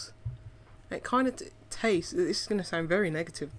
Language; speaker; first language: English; native; English